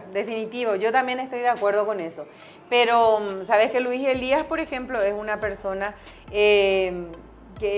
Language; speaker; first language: Spanish; native; Spanish